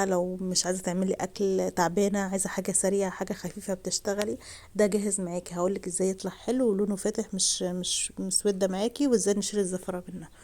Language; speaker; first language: Arabic; native; Arabic